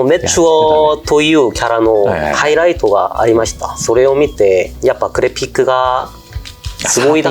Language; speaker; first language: Japanese; non-native, fluent; Korean